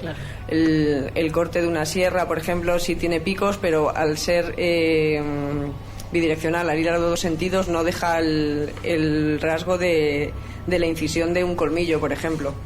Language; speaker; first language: Spanish; native; Spanish